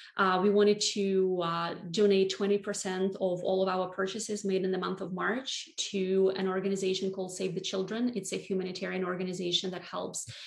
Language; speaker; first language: English; non-native, fluent; Russian